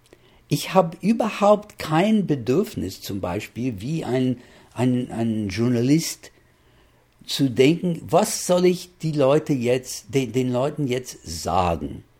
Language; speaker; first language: German; non-native, fluent; English